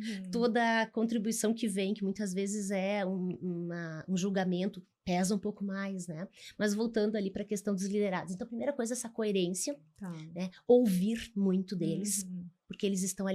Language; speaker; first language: Portuguese; native; Portuguese